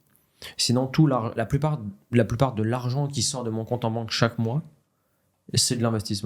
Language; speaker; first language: French; native; French